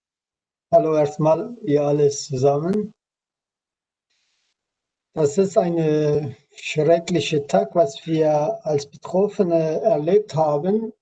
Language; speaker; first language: German; non-native, learner; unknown